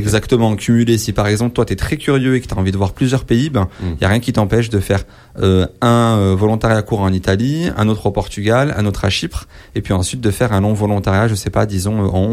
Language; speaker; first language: French; native; French